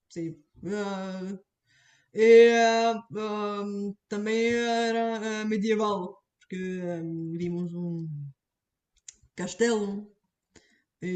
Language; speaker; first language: Portuguese; non-native, learner; Bulgarian